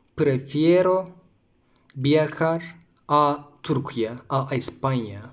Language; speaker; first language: Spanish; non-native, learner; Turkish